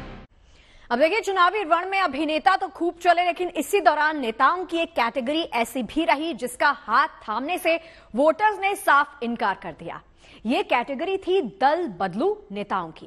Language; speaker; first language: Hindi; native; Hindi